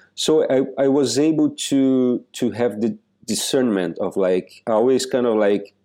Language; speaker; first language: English; non-native, fluent; Portuguese